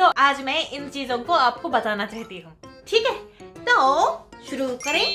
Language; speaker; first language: Hindi; non-native, fluent; Japanese